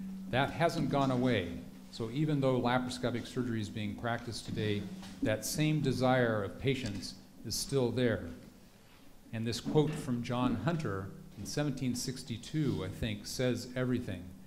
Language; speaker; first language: English; native; English